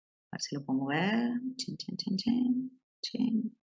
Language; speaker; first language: Spanish; native; Spanish